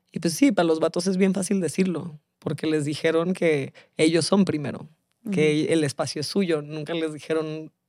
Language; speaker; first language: Spanish; early bilingual, heritage; Spanish